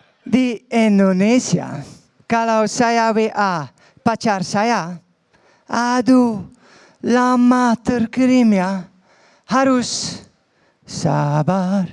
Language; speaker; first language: Indonesian; non-native, fluent; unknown